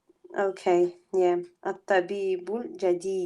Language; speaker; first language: Arabic; non-native, learner; English